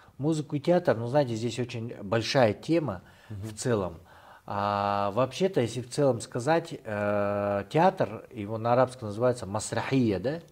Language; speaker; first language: Russian; non-native, local second language; Kyrgyz